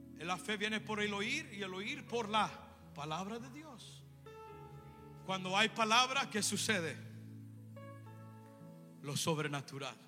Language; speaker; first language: Spanish; native; Spanish